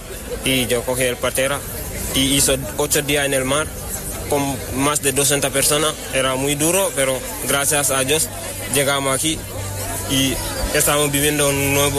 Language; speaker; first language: Spanish; non-native, learner; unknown